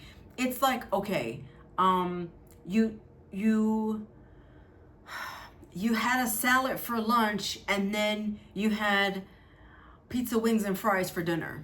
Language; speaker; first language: English; native; English